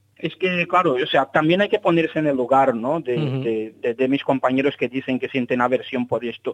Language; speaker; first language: Spanish; early bilingual, other home language; Portuguese